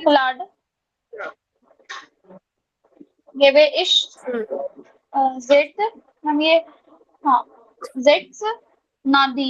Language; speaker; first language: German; non-native, learner; Hindi